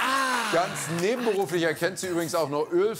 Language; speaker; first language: German; native; German